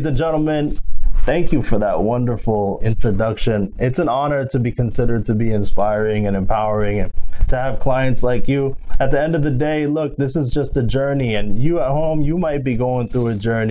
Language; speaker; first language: English; non-native, local second language; Filipino